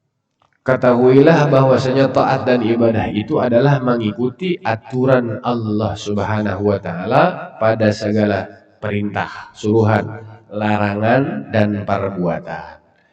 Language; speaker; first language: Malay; non-native, local second language; Banjar